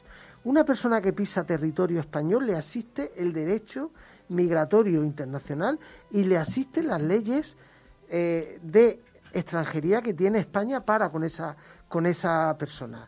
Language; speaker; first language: Spanish; native; Spanish